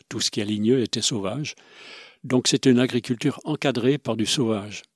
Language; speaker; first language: French; non-native, local second language; Swiss German